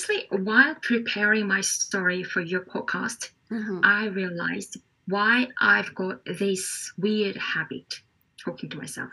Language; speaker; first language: English; non-native, fluent; Korean